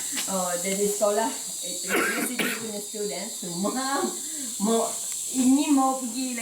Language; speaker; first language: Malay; non-native, fluent; Japanese